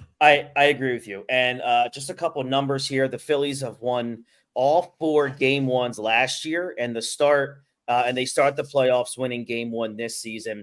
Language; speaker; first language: English; native; English